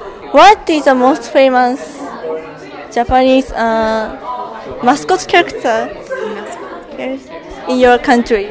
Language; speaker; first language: English; non-native, learner; Japanese